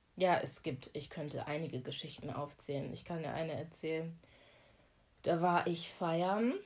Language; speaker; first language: German; early bilingual, other home language; Akan